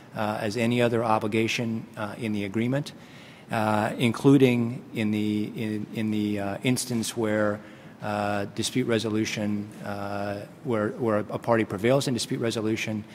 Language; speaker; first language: English; native; English